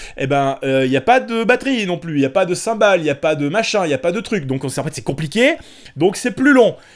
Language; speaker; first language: French; native; French